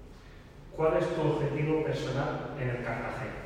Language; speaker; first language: Spanish; native; Spanish